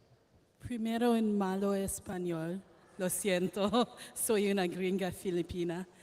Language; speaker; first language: Spanish; non-native, learner; English